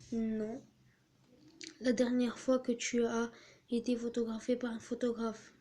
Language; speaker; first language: French; native; French